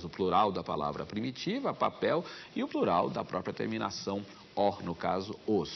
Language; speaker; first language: Portuguese; native; Portuguese